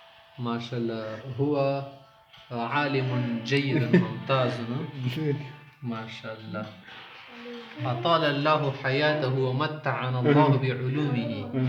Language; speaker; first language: Arabic; non-native, fluent; Urdu